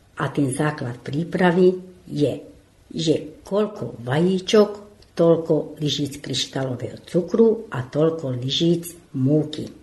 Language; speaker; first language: Slovak; non-native, local second language; Hungarian